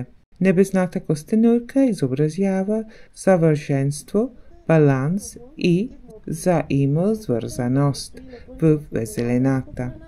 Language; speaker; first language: Bulgarian; non-native, learner; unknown